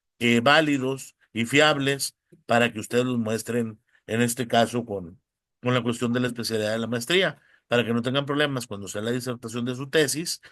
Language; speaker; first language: Spanish; native; Spanish